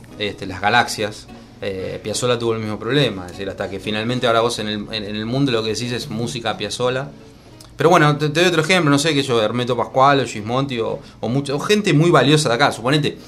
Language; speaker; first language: Spanish; native; Spanish